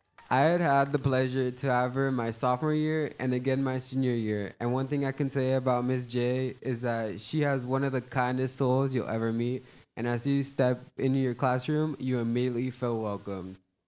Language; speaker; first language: English; native; English